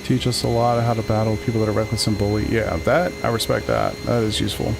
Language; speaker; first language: English; native; English